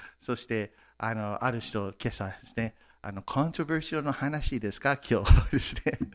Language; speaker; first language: Japanese; non-native, fluent; English